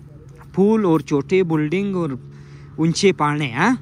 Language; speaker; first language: Hindi; non-native, learner; Pashto